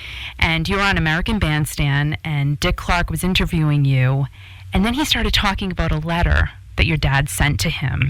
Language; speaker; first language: English; native; English